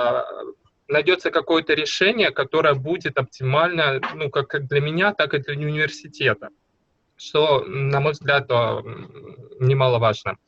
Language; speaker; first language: Russian; native; Russian